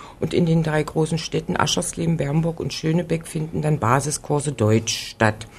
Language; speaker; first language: German; native; German